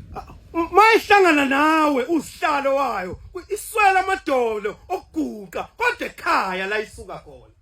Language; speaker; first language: Zulu; native; Zulu